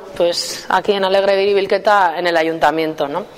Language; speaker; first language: Spanish; native; Spanish